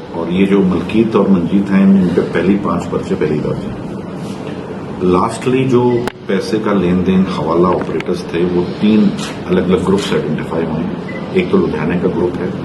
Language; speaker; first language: Hindi; non-native, local second language; Punjabi